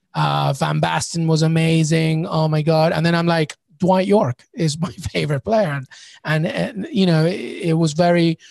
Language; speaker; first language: English; early bilingual, other home language; Spanish